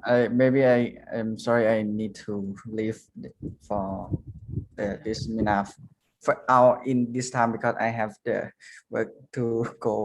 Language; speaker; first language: English; non-native, learner; Thai